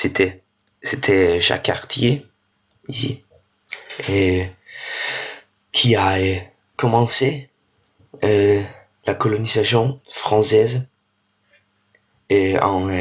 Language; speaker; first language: French; non-native, learner; Danish